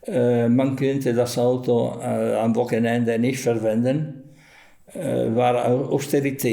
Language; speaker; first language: German; non-native, fluent; Italian